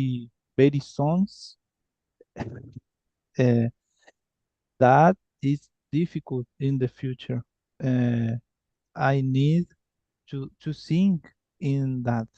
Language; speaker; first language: English; non-native, learner; Spanish